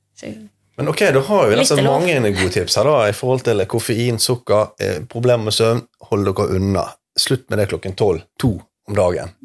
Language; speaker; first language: Norwegian; native; Norwegian